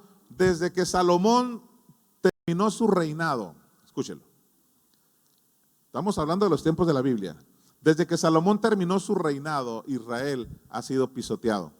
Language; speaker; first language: Spanish; native; Spanish